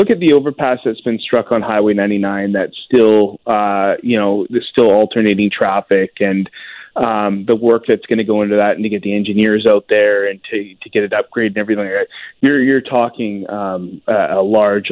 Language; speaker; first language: English; native; English